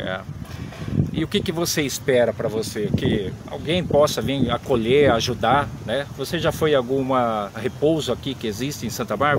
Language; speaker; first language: Portuguese; native; Portuguese